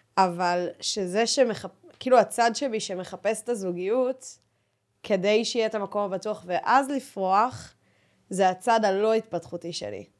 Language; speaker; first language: Hebrew; native; Hebrew